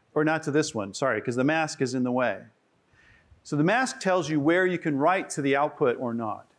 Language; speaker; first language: English; native; English